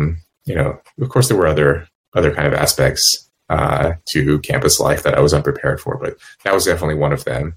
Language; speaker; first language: English; native; English